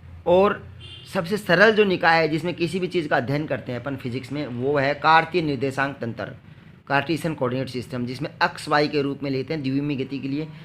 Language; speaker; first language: Hindi; native; Hindi